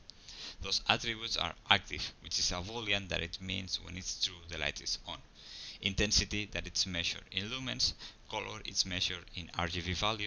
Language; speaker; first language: English; non-native, fluent; Spanish